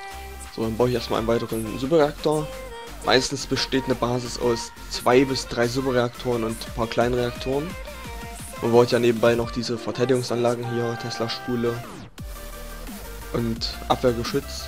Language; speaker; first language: German; native; German